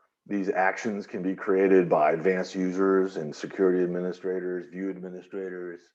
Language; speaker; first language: English; native; English